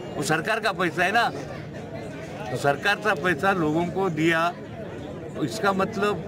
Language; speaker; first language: Hindi; non-native, local second language; Marathi